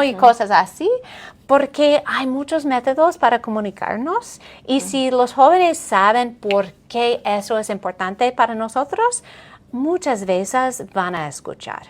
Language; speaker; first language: Spanish; non-native, fluent; English